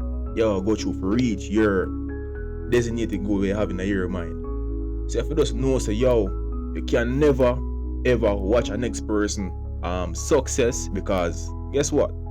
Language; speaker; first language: English; non-native, local second language; Jamaican Creole English